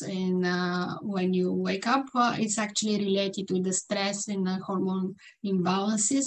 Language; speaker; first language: English; non-native, fluent; Bulgarian